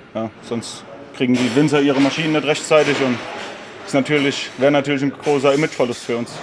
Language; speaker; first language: German; non-native, fluent; Russian